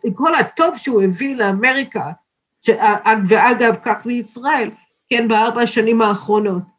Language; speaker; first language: Hebrew; non-native, fluent; English